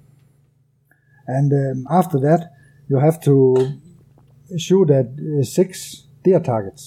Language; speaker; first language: English; non-native, fluent; Danish